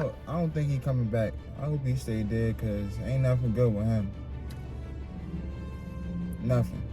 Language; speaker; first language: English; native; English